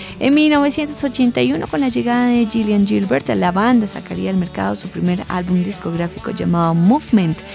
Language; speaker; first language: Spanish; native; Spanish